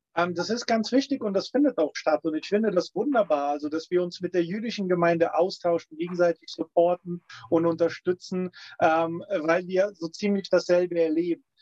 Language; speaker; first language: German; non-native, fluent; Romanian